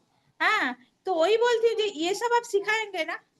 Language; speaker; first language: Hindi; non-native, local second language; Bangla